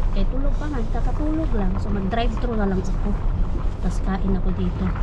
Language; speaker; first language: Filipino; non-native, local second language; Cebuano